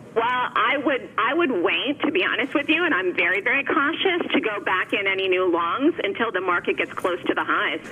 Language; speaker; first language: English; native; English